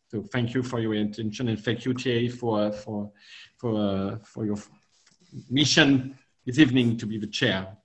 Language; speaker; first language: English; non-native, fluent; French